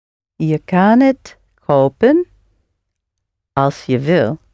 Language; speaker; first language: Dutch; non-native, learner; English